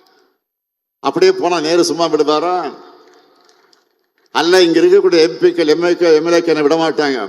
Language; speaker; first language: Tamil; native; Tamil